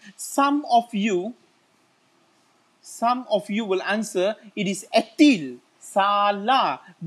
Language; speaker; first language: English; non-native, local second language; Malay